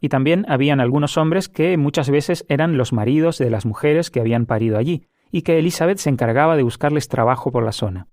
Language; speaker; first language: Spanish; native; Spanish